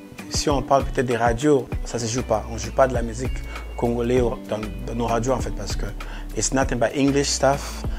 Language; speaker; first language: French; non-native, local second language; Lingala